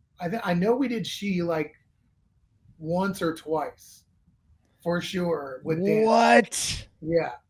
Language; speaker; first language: English; native; English